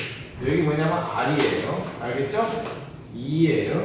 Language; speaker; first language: Korean; native; Korean